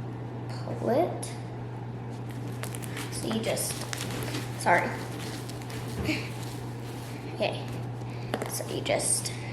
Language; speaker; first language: English; native; English